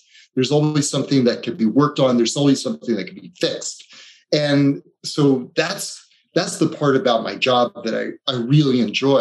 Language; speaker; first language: English; native; English